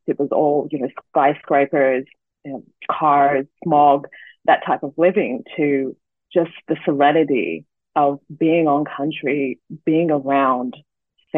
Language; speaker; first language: English; native; English